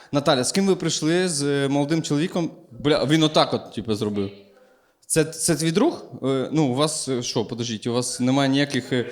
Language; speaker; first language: Ukrainian; native; Ukrainian